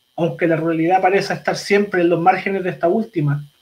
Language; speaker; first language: Spanish; native; Spanish